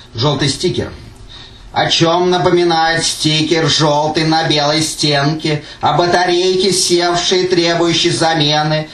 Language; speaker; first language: Russian; native; Russian